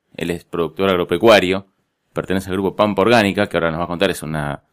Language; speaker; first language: Spanish; native; Spanish